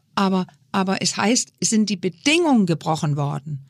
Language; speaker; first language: German; non-native, fluent; Danish